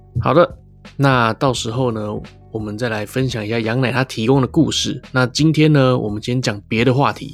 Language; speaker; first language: Chinese; native; Chinese